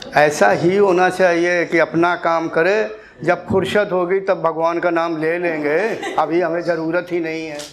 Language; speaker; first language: Hindi; native; Hindi